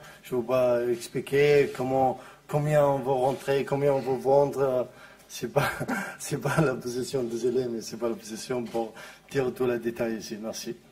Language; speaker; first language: French; non-native, learner; Arabic